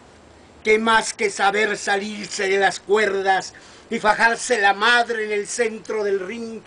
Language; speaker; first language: Spanish; native; Spanish